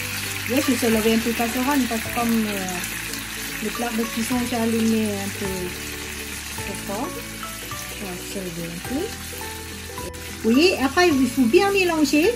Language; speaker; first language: French; non-native, learner; Thai